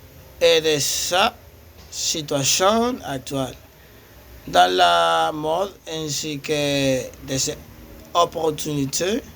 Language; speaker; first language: French; non-native, learner; Spanish